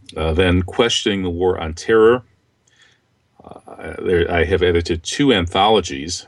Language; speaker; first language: English; native; English